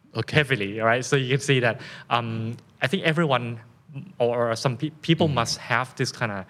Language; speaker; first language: English; non-native, fluent; Thai